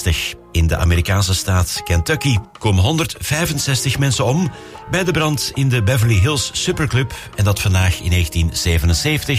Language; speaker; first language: Dutch; native; Dutch